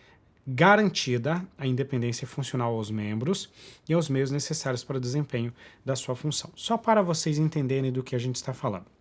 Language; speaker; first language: Portuguese; native; Portuguese